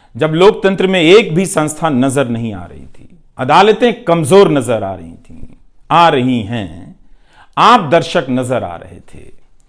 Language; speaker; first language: Hindi; non-native, local second language; Bhojpuri